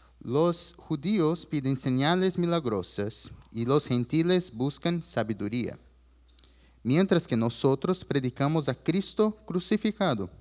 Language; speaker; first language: Spanish; early bilingual, other home language; Portuguese